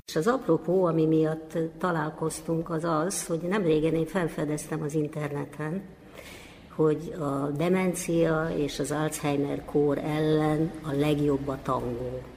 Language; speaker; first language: Hungarian; native; Hungarian